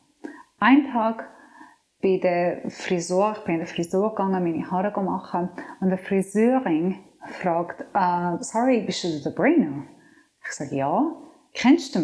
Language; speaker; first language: German; non-native, fluent; Persian